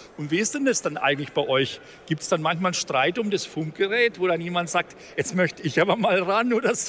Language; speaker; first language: German; native; German